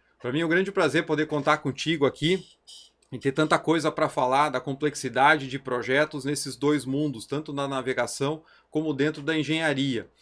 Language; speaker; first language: Portuguese; native; Portuguese